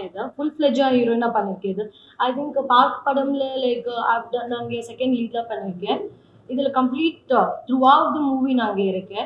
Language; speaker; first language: Tamil; non-native, fluent; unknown